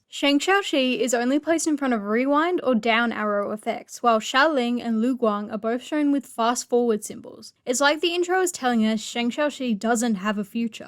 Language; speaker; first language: English; native; English